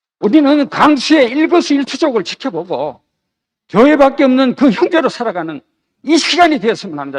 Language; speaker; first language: Korean; native; Korean